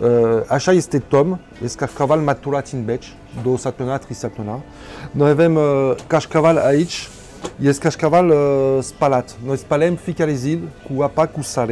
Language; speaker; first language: Romanian; non-native, learner; French